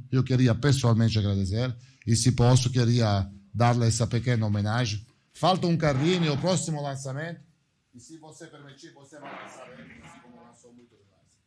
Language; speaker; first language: Portuguese; non-native, fluent; Italian